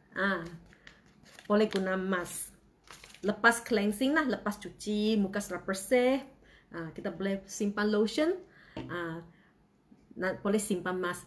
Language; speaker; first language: Malay; non-native, local second language; Chinese